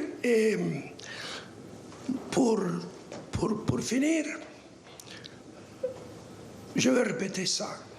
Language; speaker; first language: French; non-native, fluent; Spanish